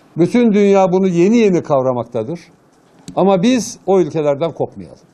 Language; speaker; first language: Turkish; native; Turkish